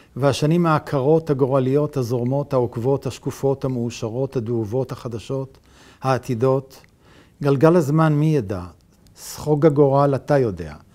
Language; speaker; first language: Hebrew; native; Hebrew